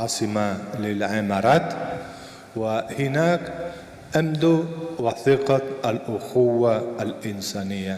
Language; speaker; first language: Arabic; non-native, fluent; Spanish